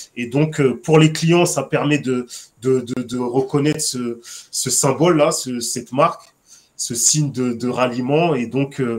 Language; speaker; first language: French; native; French